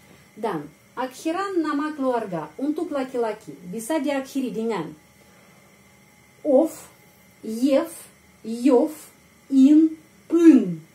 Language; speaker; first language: Indonesian; non-native, fluent; Russian